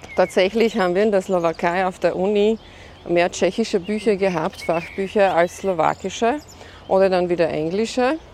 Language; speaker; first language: German; non-native, fluent; Slovak